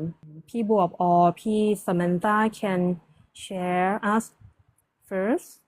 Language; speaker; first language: English; non-native, learner; Thai